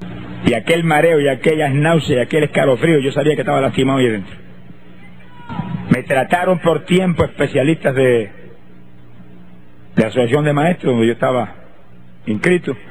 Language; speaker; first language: Spanish; native; Spanish